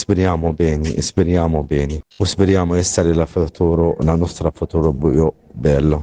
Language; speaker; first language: Italian; non-native, learner; Arabic